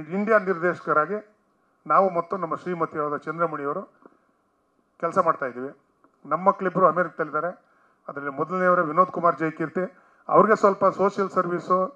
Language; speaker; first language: Kannada; native; Kannada